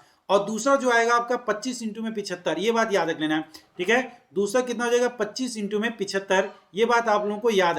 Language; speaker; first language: Hindi; native; Hindi